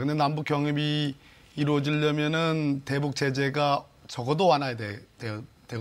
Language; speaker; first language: Korean; native; Korean